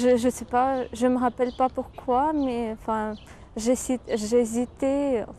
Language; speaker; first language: French; non-native, fluent; Ukrainian